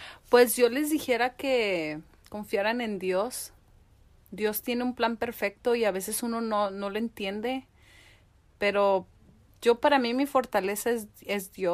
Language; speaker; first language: Spanish; early bilingual, heritage; Spanish